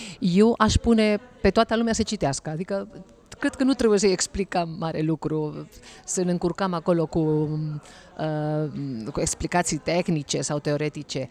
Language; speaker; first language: Romanian; non-native, fluent; Spanish